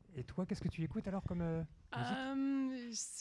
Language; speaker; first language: French; native; French